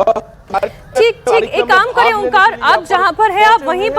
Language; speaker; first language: Hindi; native; Hindi